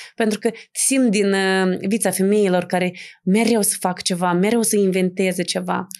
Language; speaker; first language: Romanian; native; Romanian